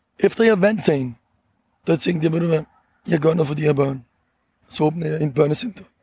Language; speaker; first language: Danish; early bilingual, other home language; Arabic